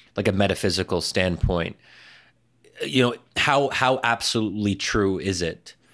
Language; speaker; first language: English; early bilingual, other home language; Arabic